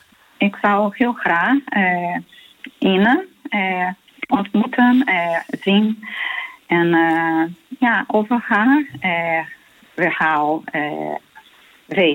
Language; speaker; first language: Dutch; non-native, learner; Portuguese